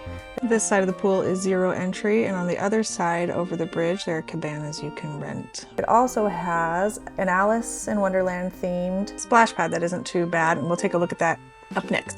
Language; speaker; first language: English; native; English